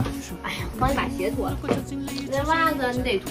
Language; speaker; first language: Chinese; native; Chinese